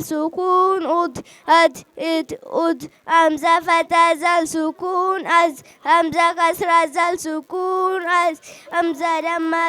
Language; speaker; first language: Arabic; non-native, learner; Oromo